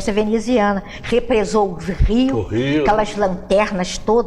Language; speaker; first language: Portuguese; native; Portuguese